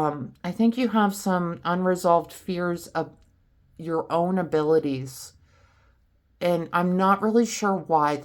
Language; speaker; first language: English; native; English